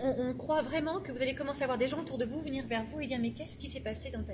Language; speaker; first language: French; native; French